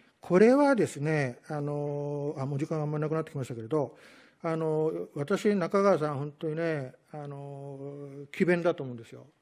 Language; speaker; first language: Japanese; native; Japanese